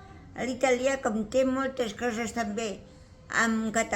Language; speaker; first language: Catalan; non-native, local second language; Spanish